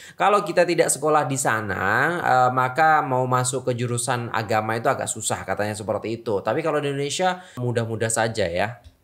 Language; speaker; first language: Indonesian; native; Indonesian